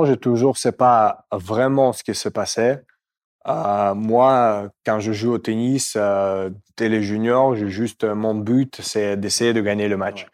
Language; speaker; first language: French; non-native, fluent; Russian